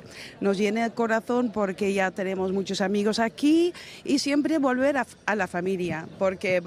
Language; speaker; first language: Spanish; non-native, learner; Dutch